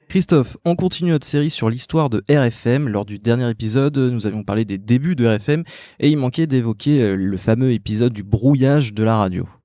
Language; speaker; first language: French; native; French